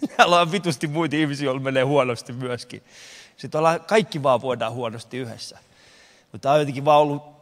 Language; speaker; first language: Finnish; early bilingual, other home language; Persian